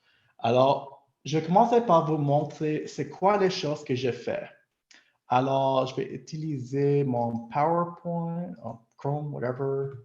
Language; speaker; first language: French; non-native, local second language; English